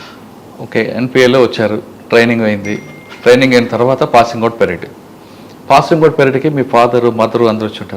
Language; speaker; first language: Telugu; native; Telugu